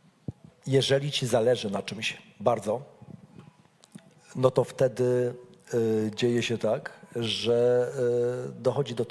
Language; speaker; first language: Polish; native; Polish